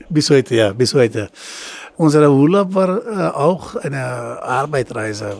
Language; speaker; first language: German; non-native, learner; Persian